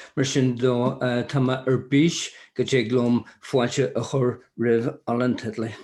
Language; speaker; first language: Irish; non-native, local second language; English